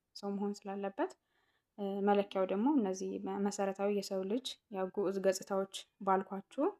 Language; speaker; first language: Amharic; non-native, local second language; Tigrinya